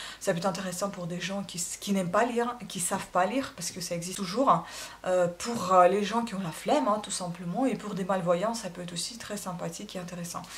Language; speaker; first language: French; non-native, fluent; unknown